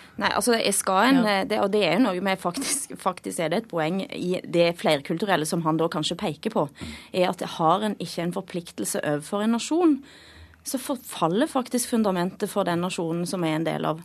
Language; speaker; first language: Norwegian; native; Norwegian